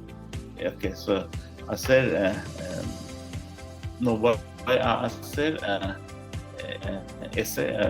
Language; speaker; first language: Spanish; non-native, learner; English